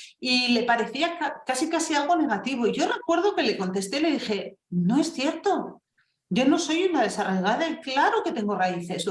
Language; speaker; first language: Spanish; early bilingual, other home language; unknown